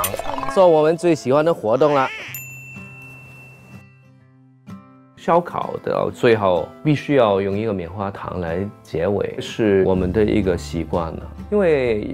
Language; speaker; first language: Chinese; non-native, local second language; Cantonese